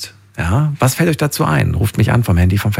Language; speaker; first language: German; native; German